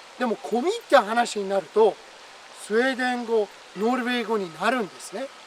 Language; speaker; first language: Japanese; non-native, fluent; Persian